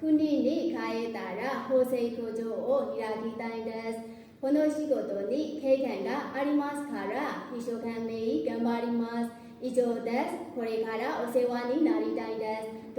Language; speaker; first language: Japanese; non-native, learner; Burmese